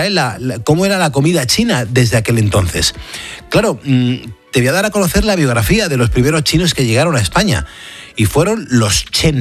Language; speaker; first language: Spanish; native; Spanish